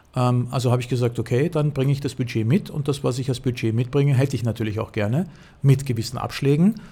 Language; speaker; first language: German; native; German